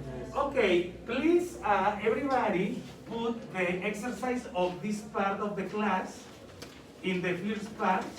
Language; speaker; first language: English; non-native, learner; Spanish